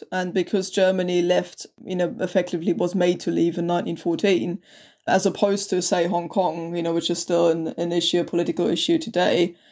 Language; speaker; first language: English; non-native, fluent; German